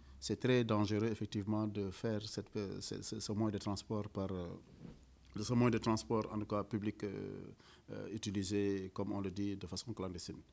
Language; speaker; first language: French; non-native, local second language; Wolof